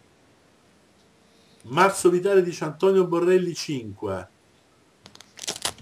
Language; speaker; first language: Italian; native; Italian